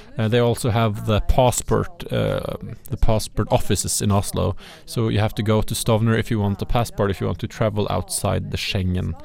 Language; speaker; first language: English; non-native, fluent; Norwegian